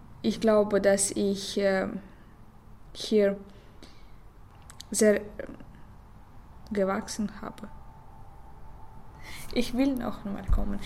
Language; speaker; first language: German; non-native, learner; Russian